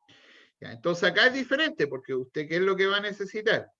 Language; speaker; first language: Spanish; native; Spanish